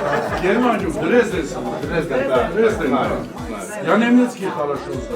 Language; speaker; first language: Russian; non-native, learner; Polish